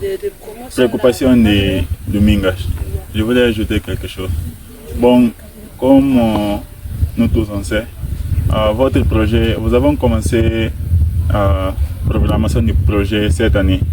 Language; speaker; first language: French; non-native, learner; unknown